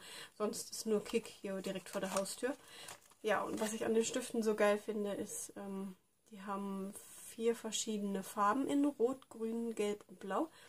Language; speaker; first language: German; native; German